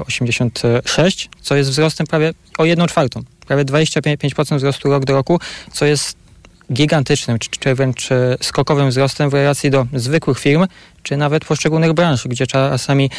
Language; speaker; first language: Polish; native; Polish